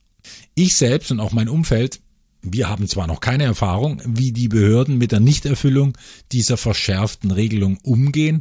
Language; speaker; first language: German; native; German